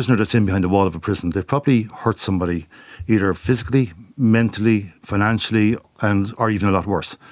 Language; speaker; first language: English; native; English